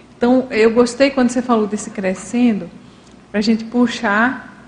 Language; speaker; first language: Portuguese; native; Portuguese